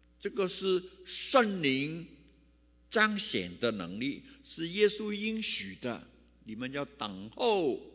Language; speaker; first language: Chinese; non-native, local second language; Cantonese